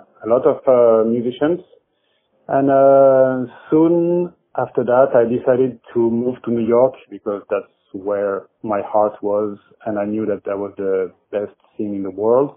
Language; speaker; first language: English; non-native, fluent; French